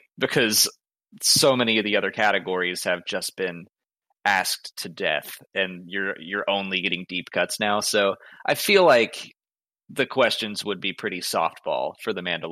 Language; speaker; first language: English; native; English